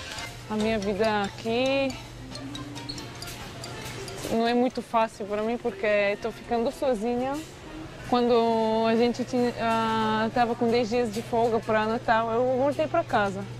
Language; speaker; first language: Portuguese; non-native, fluent; Bulgarian